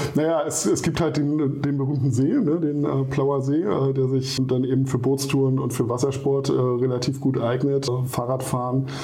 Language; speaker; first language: German; native; German